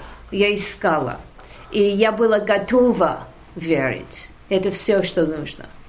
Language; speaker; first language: Russian; non-native, learner; English